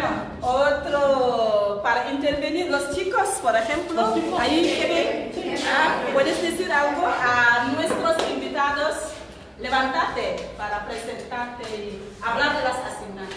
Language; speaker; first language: Spanish; non-native, fluent; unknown